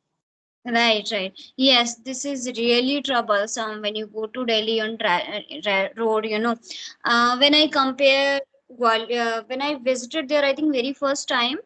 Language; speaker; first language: English; non-native, fluent; Hindi